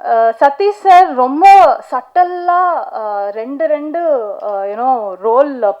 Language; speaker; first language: Tamil; non-native, learner; Kannada